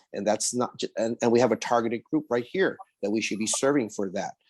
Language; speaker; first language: English; early bilingual, other home language; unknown